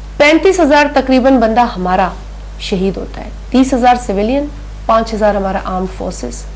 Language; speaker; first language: Urdu; non-native, local second language; Sindhi